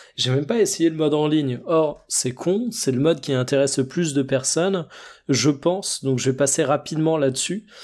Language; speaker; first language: French; native; French